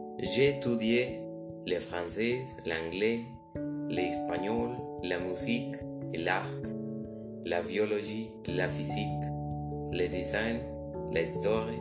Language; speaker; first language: French; non-native, learner; Spanish